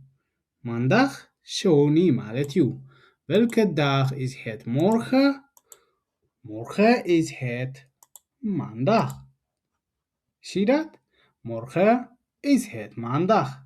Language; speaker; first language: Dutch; non-native, fluent; Tigrinya